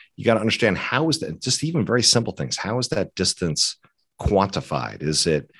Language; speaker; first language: English; native; English